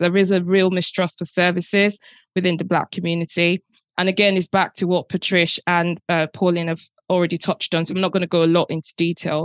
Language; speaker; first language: English; non-native, local second language; Yoruba